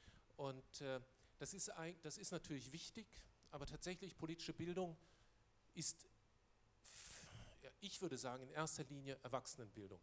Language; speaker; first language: German; non-native, local second language; Luxembourgish